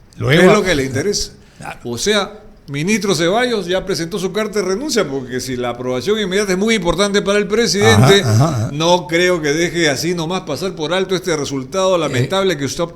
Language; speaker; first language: Spanish; native; Spanish